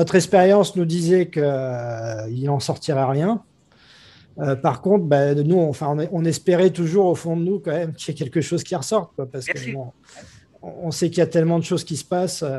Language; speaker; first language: French; native; French